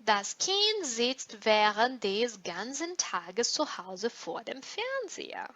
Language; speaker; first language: German; non-native, fluent; Portuguese